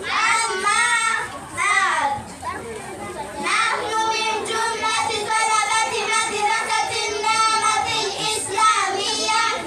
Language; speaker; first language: Arabic; non-native, learner; Swahili